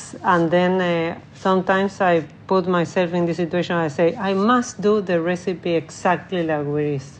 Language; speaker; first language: English; non-native, learner; Spanish